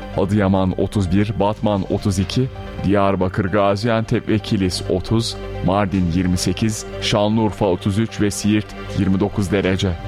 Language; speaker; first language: Turkish; native; Turkish